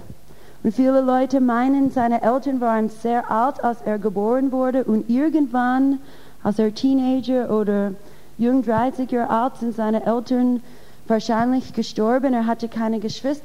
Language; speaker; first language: German; non-native, fluent; English